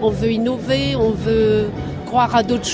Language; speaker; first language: French; native; French